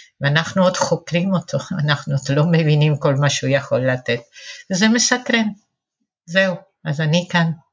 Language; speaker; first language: Hebrew; non-native, fluent; Spanish